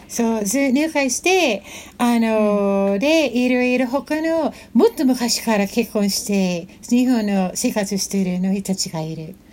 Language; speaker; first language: Japanese; non-native, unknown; English